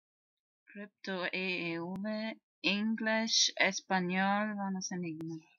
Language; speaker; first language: Spanish; non-native, fluent; German